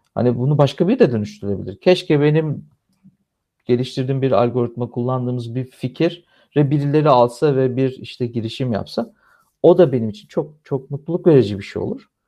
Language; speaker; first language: Turkish; native; Turkish